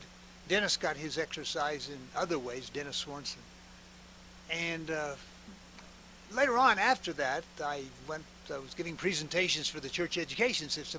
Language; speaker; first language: English; native; English